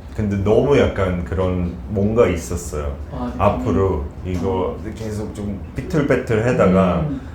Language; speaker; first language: Korean; non-native, fluent; English